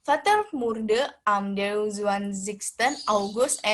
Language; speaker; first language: German; non-native, learner; Indonesian